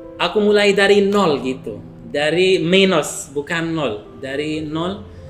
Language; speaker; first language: Indonesian; non-native, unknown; Arabic